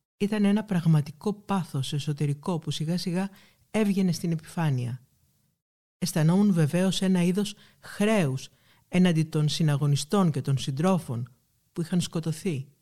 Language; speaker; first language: Greek; native; Greek